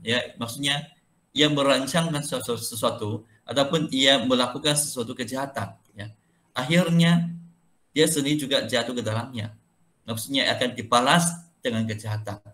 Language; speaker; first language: Malay; non-native, local second language; Chinese